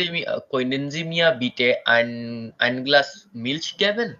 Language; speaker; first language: German; non-native, learner; Bangla